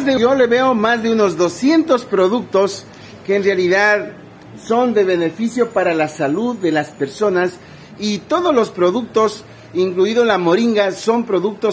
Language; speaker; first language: Spanish; native; Spanish